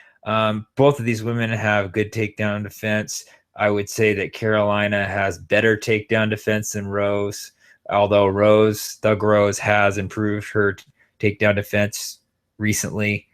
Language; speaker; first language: English; native; English